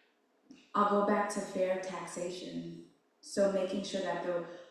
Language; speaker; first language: English; native; English